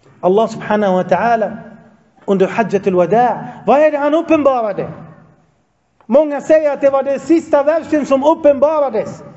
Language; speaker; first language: Swedish; non-native, fluent; Arabic